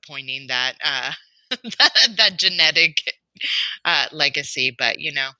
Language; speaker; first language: English; native; English